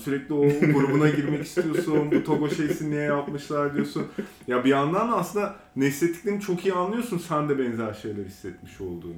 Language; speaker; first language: Turkish; native; Turkish